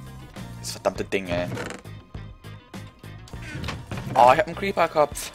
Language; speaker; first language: German; native; German